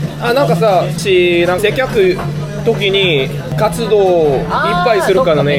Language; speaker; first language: Japanese; non-native, learner; Korean